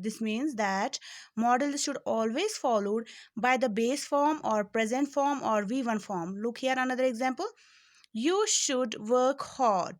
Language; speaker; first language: English; non-native, local second language; Urdu